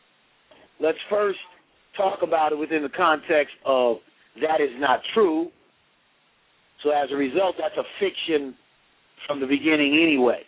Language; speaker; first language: English; native; English